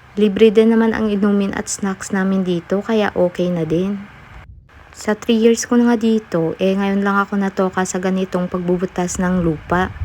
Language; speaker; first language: Filipino; native; Filipino